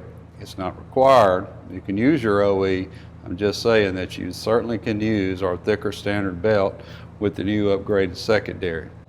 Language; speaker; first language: English; native; English